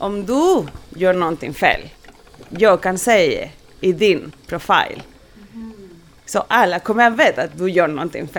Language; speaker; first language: Swedish; non-native, learner; Spanish